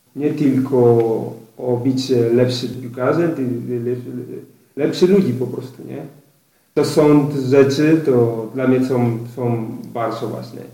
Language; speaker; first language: Polish; non-native, learner; Spanish